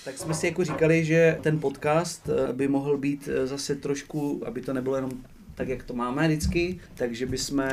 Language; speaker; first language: Czech; native; Czech